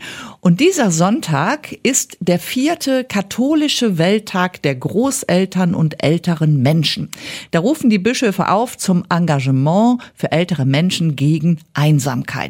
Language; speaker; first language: German; native; German